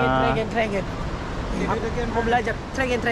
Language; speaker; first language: English; non-native, learner; Indonesian